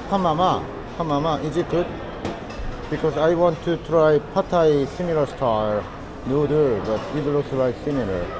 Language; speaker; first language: English; non-native, learner; Korean